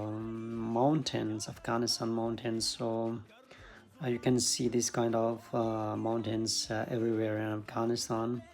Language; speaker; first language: English; non-native, learner; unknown